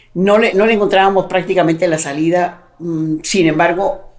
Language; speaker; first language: Spanish; native; Spanish